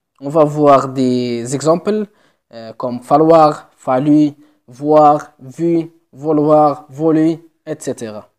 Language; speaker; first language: French; non-native, local second language; Arabic